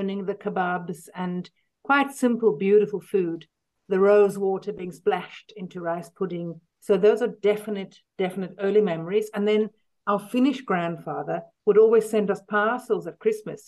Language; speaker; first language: English; native; English